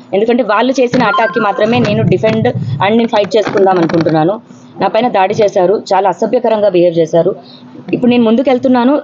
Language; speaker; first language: Telugu; native; Telugu